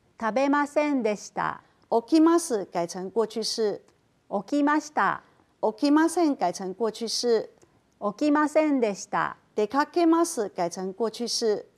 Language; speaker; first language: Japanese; non-native, fluent; Chinese